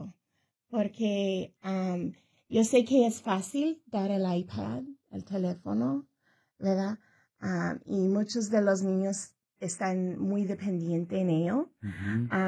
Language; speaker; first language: Spanish; early bilingual, heritage; Spanish